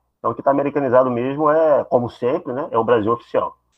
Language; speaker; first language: Portuguese; native; Portuguese